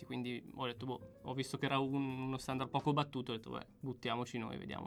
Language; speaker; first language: Italian; native; Italian